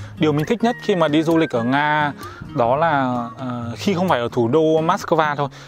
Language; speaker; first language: Vietnamese; native; Vietnamese